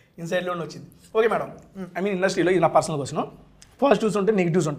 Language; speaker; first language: Telugu; native; Telugu